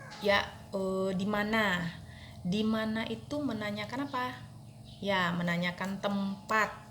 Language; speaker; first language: Indonesian; native; Indonesian